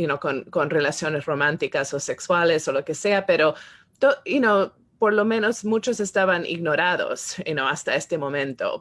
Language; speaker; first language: Spanish; non-native, fluent; English